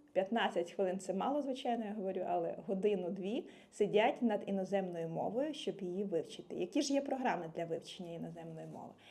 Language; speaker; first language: Ukrainian; native; Ukrainian